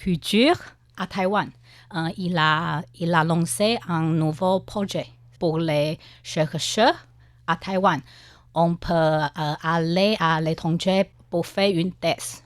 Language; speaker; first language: French; non-native, learner; Chinese